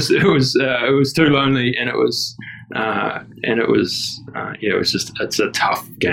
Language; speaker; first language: English; native; English